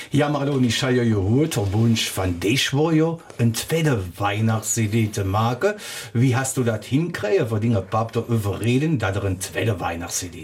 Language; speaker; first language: German; native; German